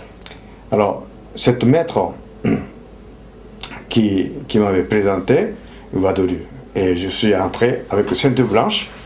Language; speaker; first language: French; non-native, fluent; Japanese